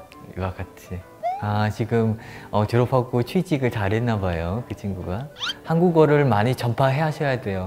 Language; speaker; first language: Korean; non-native, fluent; Khmer